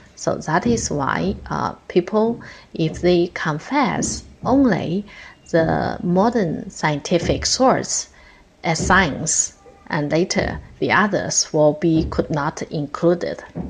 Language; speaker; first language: English; non-native, fluent; Chinese